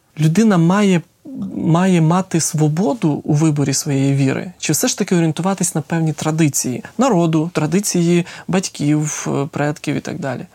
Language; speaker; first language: Ukrainian; native; Ukrainian